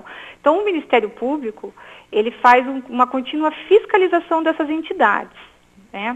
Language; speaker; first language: Portuguese; native; Portuguese